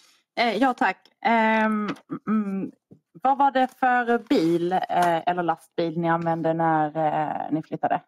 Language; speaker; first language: Swedish; native; Swedish